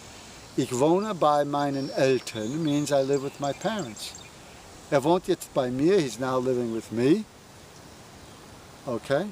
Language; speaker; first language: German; non-native, fluent; English